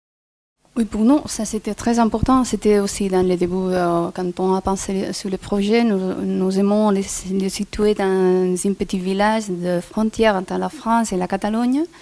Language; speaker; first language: French; non-native, fluent; Spanish